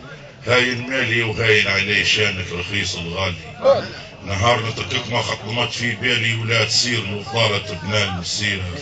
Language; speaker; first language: Arabic; native; Arabic